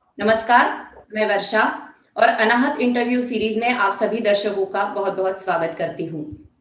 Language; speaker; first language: Hindi; non-native, local second language; Marathi